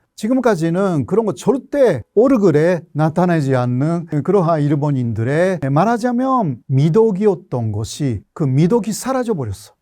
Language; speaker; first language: Korean; non-native, fluent; Japanese